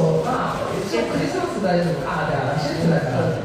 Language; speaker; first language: Japanese; early bilingual, heritage; Japanese